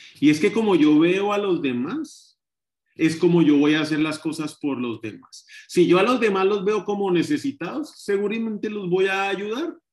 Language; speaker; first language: Spanish; native; Spanish